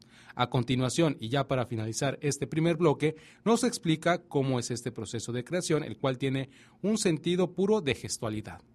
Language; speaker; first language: Spanish; native; Spanish